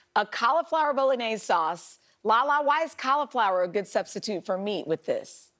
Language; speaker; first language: English; native; English